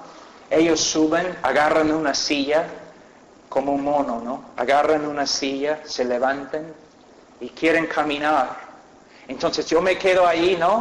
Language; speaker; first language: Spanish; non-native, fluent; English